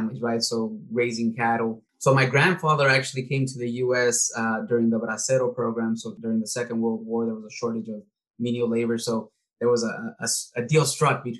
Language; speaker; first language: English; early bilingual, other home language; Spanish